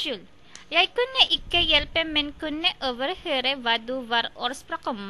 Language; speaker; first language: Norwegian; non-native, learner; Filipino